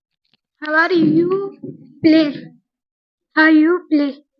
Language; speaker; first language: English; non-native, learner; Hindi